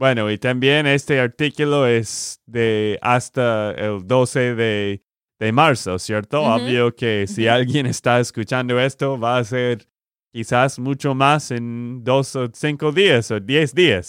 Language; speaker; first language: Spanish; non-native, learner; English